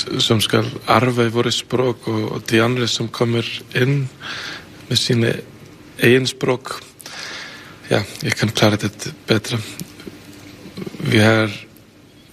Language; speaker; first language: Danish; non-native, fluent; Icelandic